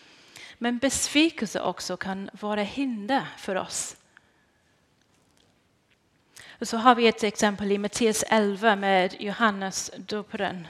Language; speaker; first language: Swedish; non-native, fluent; English